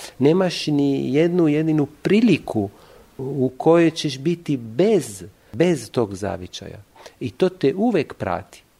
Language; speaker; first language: Serbian; non-native, fluent; Italian